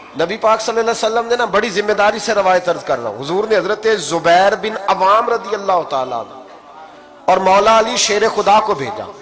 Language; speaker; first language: Urdu; non-native, local second language; Punjabi